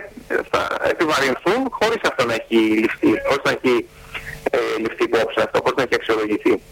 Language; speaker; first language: Greek; native; Greek